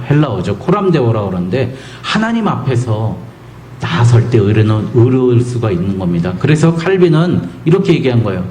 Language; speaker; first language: Korean; native; Korean